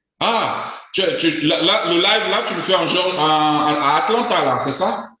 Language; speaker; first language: French; native; French